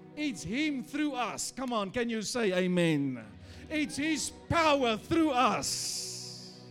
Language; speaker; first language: English; non-native, local second language; Afrikaans